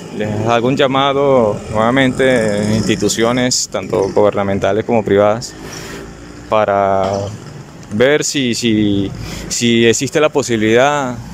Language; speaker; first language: Spanish; native; Spanish